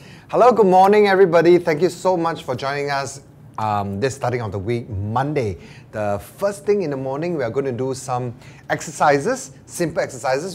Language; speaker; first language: English; non-native, local second language; Chinese